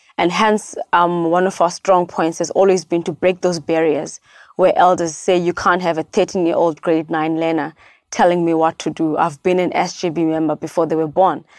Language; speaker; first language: English; non-native, local second language; Xhosa